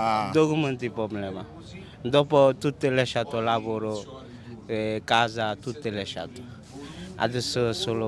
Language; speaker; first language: Italian; non-native, learner; Bangla